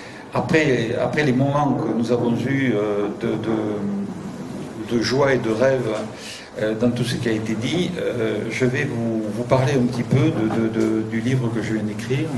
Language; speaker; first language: French; native; French